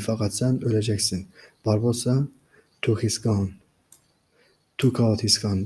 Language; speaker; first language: English; non-native, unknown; Turkish